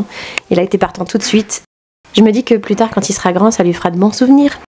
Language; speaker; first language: French; native; French